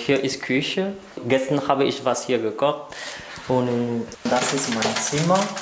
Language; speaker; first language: German; non-native, learner; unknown